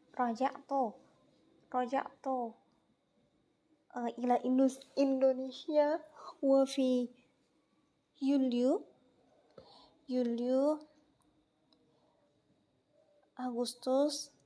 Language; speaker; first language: Arabic; non-native, learner; Indonesian